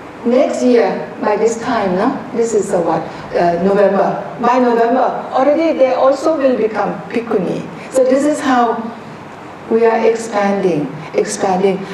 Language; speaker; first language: English; non-native, fluent; Thai